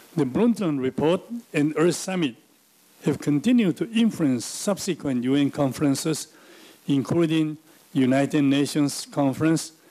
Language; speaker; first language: English; non-native, fluent; Chinese